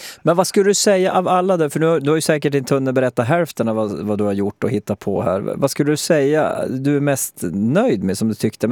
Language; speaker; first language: Swedish; native; Swedish